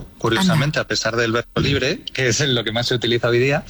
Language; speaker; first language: Spanish; native; Spanish